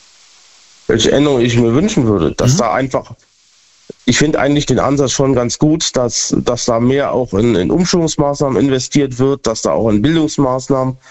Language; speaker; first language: German; native; German